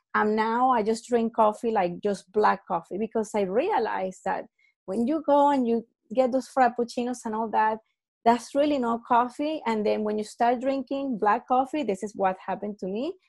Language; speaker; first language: English; non-native, fluent; Spanish